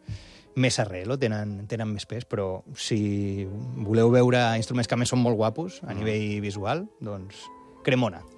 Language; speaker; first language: Catalan; native; Catalan